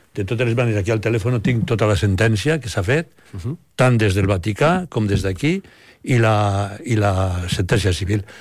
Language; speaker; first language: Catalan; native; Catalan